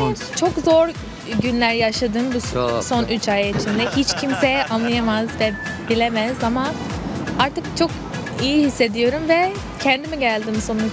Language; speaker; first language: Turkish; non-native, fluent; English